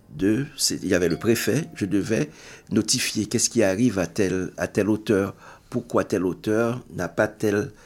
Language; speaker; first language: French; non-native, local second language; Haitian Creole